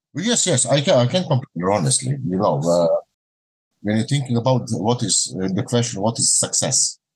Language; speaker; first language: English; non-native, learner; Croatian